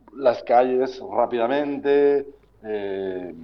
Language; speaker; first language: Spanish; native; Spanish